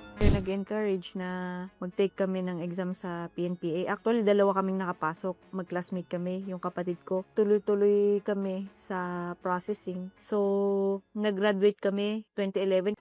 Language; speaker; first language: Filipino; non-native, local second language; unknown